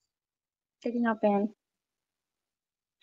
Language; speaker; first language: English; non-native, learner; Bangla